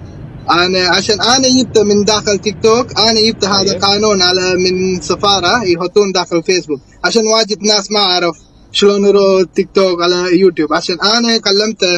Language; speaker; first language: Arabic; non-native, learner; Tamil